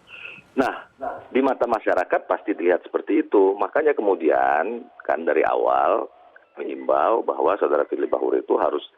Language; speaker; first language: Indonesian; native; Indonesian